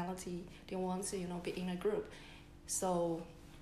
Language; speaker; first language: English; non-native, fluent; Chinese